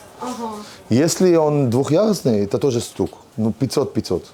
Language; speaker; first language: Russian; early bilingual, heritage; Hebrew